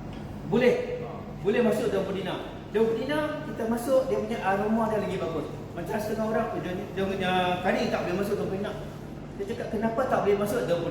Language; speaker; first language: Malay; native; Malay